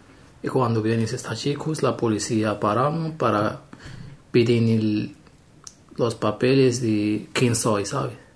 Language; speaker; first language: Spanish; non-native, learner; Arabic